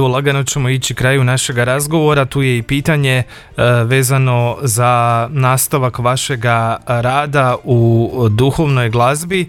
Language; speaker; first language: Croatian; native; Croatian